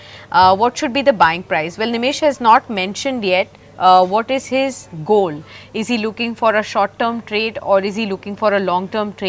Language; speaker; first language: English; non-native, local second language; Hindi